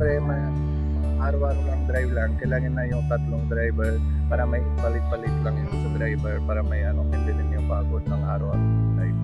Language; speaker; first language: Filipino; non-native, learner; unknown